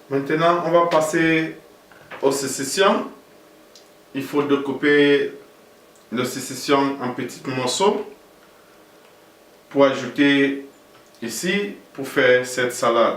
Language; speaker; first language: French; non-native, fluent; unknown